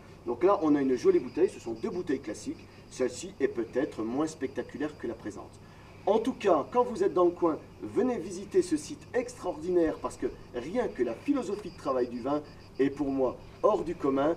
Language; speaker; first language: French; native; French